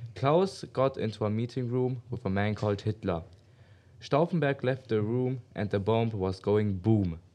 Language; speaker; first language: English; non-native, learner; German